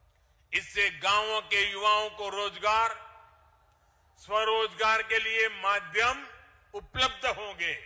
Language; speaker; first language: Hindi; non-native, local second language; Gujarati